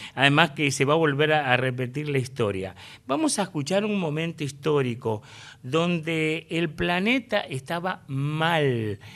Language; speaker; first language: Spanish; native; Spanish